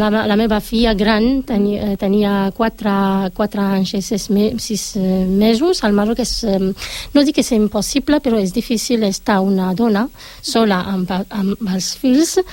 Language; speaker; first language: Catalan; non-native, learner; Arabic